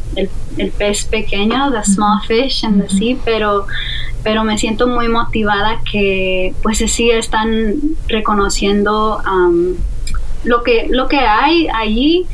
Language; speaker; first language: Spanish; native; Spanish